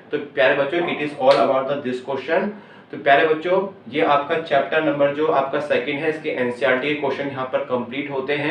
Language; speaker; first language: Hindi; native; Hindi